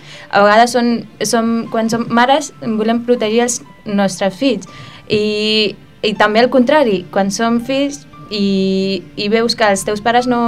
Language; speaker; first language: Catalan; early bilingual, other home language; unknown